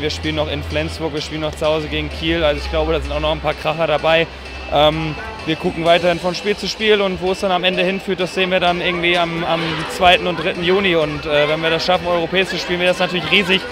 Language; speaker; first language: German; native; German